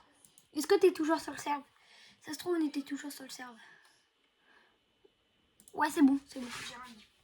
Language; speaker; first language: French; native; French